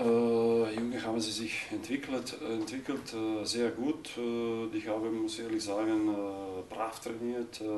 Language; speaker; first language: German; non-native, learner; Croatian